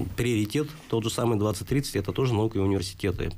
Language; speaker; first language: Russian; native; Russian